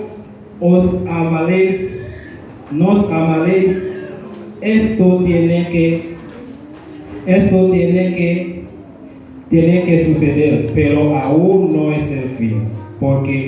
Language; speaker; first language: Spanish; non-native, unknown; Haitian Creole